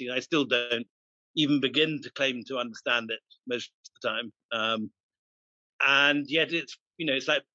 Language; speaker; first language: English; native; English